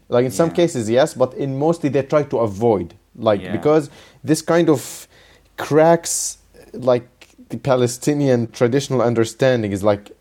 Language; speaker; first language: English; non-native, fluent; Arabic